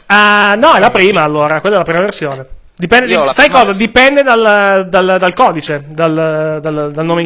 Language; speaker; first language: Italian; native; Italian